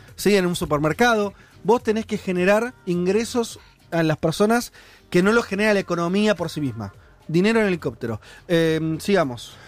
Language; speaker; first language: Spanish; native; Spanish